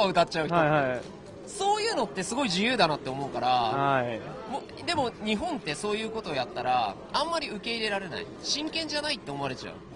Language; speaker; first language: Japanese; native; Japanese